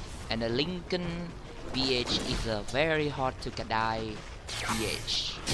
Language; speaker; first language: English; non-native, learner; Vietnamese